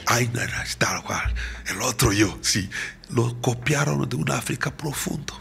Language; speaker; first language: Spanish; non-native, fluent; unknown